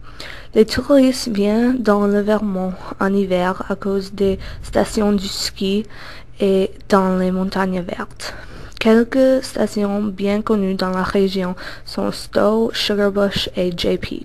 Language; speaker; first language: French; non-native, learner; English